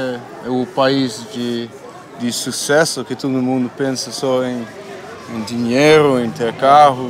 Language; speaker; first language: Portuguese; non-native, fluent; Dutch